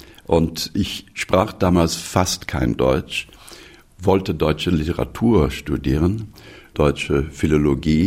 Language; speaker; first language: German; non-native, fluent; English